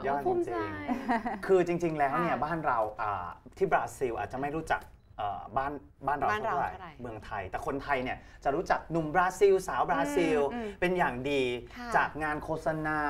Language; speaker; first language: Thai; native; Thai